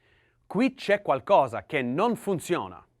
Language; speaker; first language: Italian; non-native, learner; English